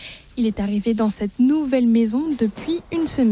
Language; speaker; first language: French; native; French